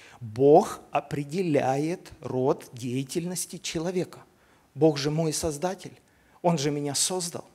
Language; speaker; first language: Russian; native; Russian